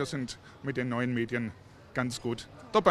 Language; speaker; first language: German; native; German